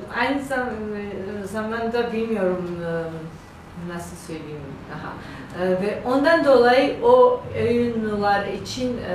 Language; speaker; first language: Turkish; non-native, learner; Georgian